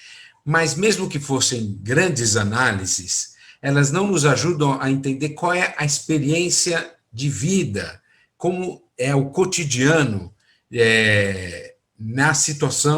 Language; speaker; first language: Portuguese; native; Portuguese